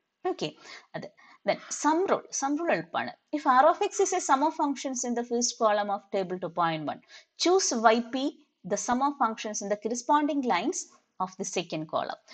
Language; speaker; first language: English; non-native, local second language; Malayalam